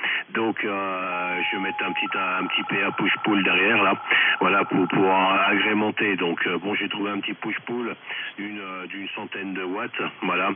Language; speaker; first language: French; native; French